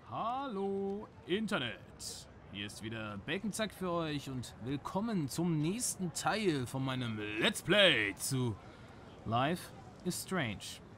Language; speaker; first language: German; native; German